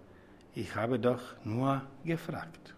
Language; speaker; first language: German; non-native, fluent; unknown